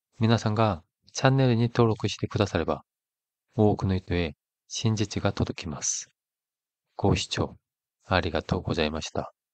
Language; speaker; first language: Japanese; non-native, fluent; Korean